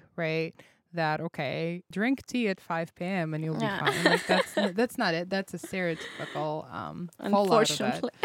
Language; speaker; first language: English; non-native, fluent; Russian